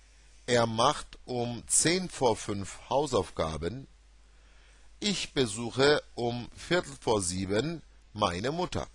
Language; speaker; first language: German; non-native, fluent; Turkish